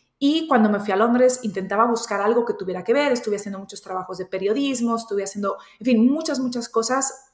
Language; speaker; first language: Spanish; native; Spanish